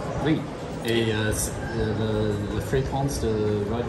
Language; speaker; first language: French; non-native, fluent; English